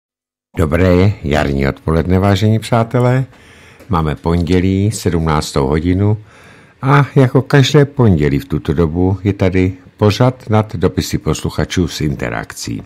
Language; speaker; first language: Czech; native; Czech